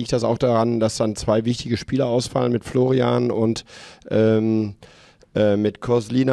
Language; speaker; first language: German; native; German